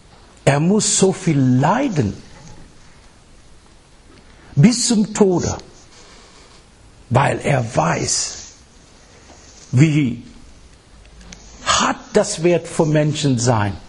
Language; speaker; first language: German; non-native, fluent; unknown